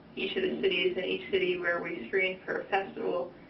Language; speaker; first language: English; native; English